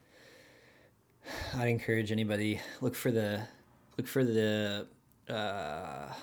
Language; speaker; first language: English; native; English